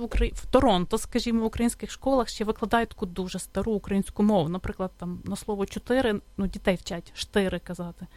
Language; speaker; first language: Ukrainian; native; Ukrainian